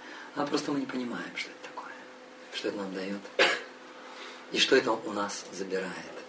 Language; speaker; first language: Russian; native; Russian